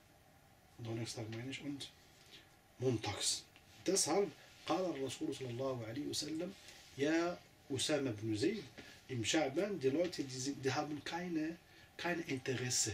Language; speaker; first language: German; non-native, fluent; Arabic